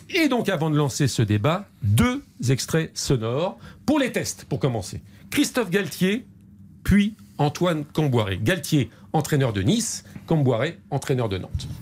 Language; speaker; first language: French; native; French